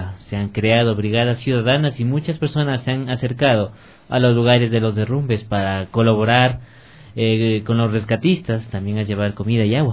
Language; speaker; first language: Spanish; native; Spanish